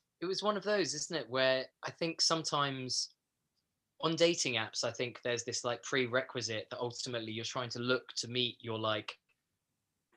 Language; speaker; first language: English; native; English